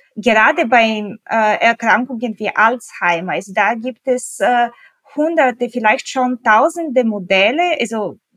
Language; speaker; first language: German; non-native, fluent; Bulgarian